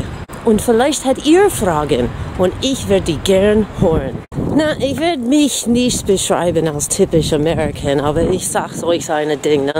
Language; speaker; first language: German; non-native, fluent; English